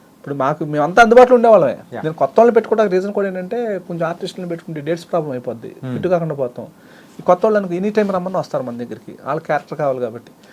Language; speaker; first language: Telugu; native; Telugu